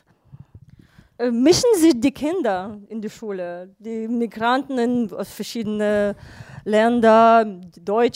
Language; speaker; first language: German; non-native, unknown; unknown